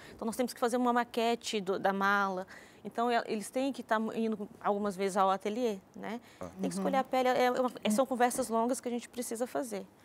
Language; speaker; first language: Portuguese; native; Portuguese